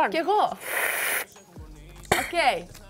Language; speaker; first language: Greek; early bilingual, heritage; Greek